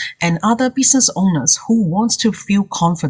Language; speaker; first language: English; non-native, local second language; Cantonese